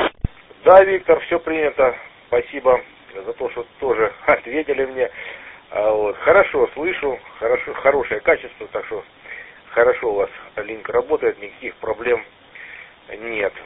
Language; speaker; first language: Russian; native; Russian